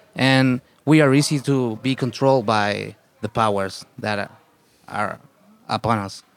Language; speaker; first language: English; non-native, fluent; Spanish